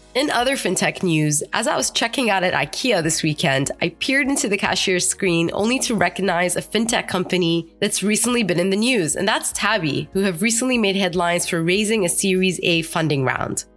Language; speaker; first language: English; non-native, fluent; Arabic